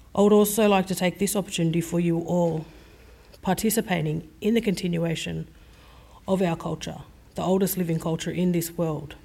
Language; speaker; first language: English; native; English